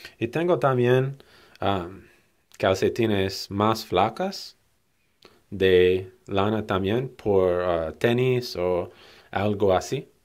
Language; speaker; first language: Spanish; non-native, learner; English